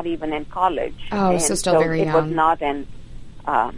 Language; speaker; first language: English; non-native, local second language; Hindi